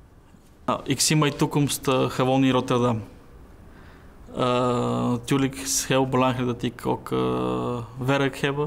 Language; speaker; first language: Dutch; non-native, fluent; Bulgarian